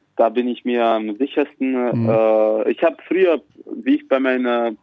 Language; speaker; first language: German; native; German